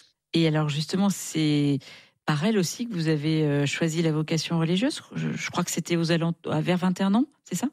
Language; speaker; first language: French; native; French